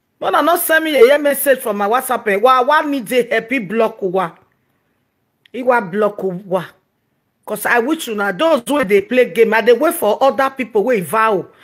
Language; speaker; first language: Nigerian Pidgin; non-native, local second language; Yoruba